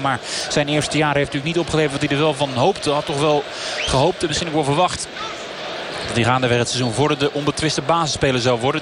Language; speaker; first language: Dutch; native; Dutch